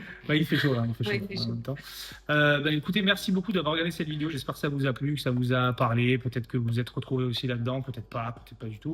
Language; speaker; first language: French; native; French